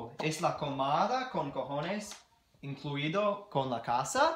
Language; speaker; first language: Spanish; non-native, learner; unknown